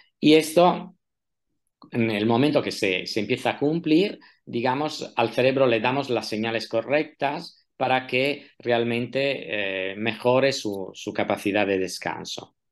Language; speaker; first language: Spanish; non-native, fluent; Italian